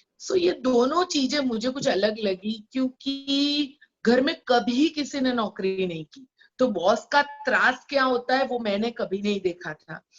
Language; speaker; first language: Hindi; non-native, local second language; Gujarati